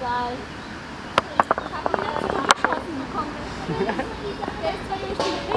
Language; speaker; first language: German; non-native, learner; Cantonese